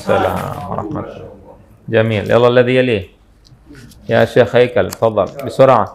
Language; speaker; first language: Arabic; non-native, fluent; Indonesian